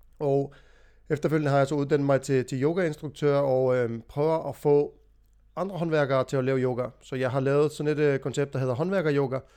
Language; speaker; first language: Danish; native; Danish